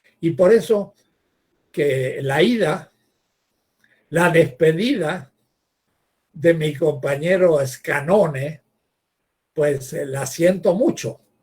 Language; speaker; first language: Spanish; native; Spanish